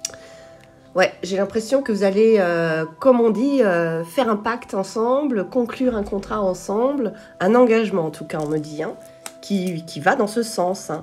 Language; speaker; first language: French; native; French